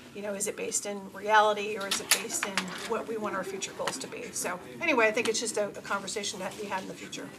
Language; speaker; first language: English; native; English